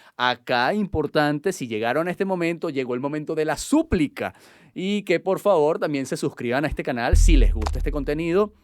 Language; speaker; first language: Spanish; native; Spanish